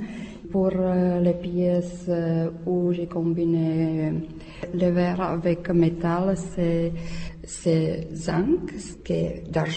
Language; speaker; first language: French; non-native, learner; Czech